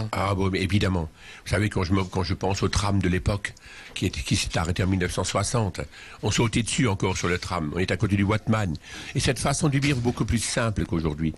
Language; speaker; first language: French; non-native, local second language; Swiss German